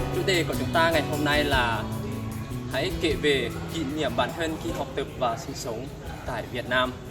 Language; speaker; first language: Vietnamese; non-native, fluent; Lao